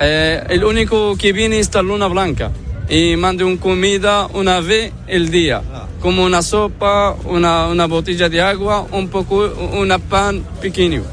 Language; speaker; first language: Spanish; non-native, learner; Arabic